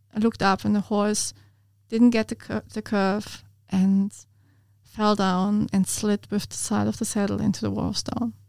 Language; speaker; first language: English; non-native, fluent; German